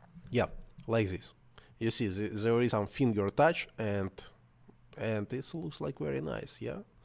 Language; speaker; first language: English; non-native, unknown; Russian